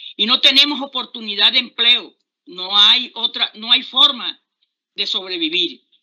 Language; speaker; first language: Spanish; native; Spanish